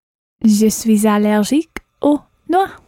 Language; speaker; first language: French; non-native, learner; English